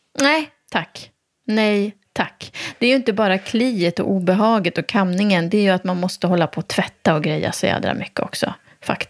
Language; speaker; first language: Swedish; native; Swedish